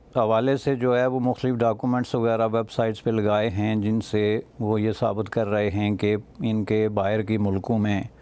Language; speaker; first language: Urdu; non-native, local second language; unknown